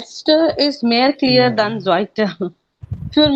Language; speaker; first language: German; non-native, learner; Hindi